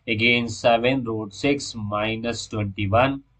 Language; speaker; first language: English; non-native, local second language; Kannada